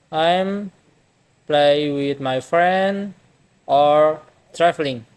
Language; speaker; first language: English; non-native, learner; Indonesian